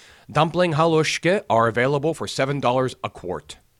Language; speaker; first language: English; native; English